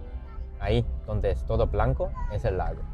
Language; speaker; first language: Spanish; non-native, fluent; Chinese